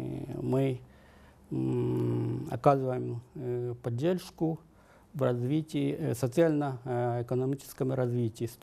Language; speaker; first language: Russian; non-native, fluent; Japanese